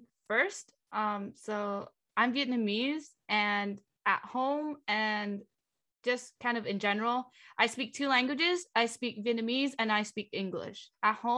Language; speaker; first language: English; non-native, fluent; Vietnamese